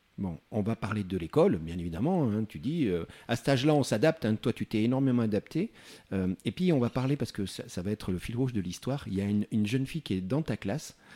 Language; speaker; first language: French; native; French